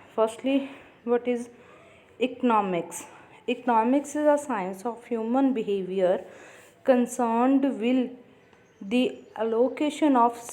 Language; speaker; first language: English; non-native, local second language; Punjabi